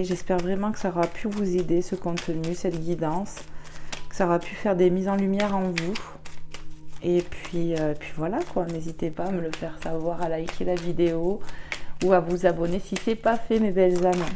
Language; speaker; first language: French; native; French